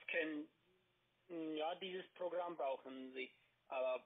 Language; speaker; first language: German; non-native, learner; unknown